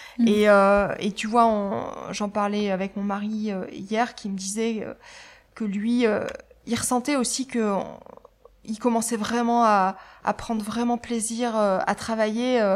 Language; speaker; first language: French; native; French